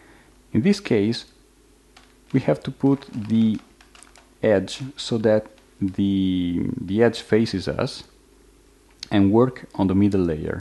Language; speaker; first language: English; non-native, fluent; Italian